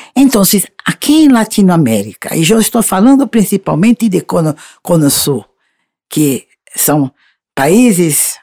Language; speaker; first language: Spanish; non-native, learner; Portuguese